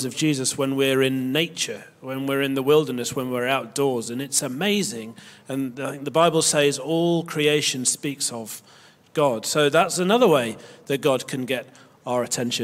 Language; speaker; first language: English; native; English